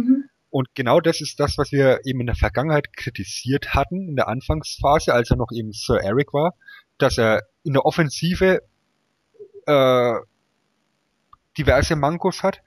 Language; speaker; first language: German; native; German